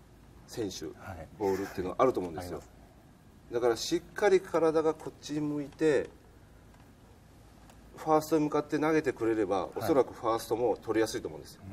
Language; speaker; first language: Japanese; native; Japanese